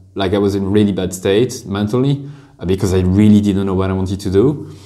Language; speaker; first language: English; non-native, fluent; French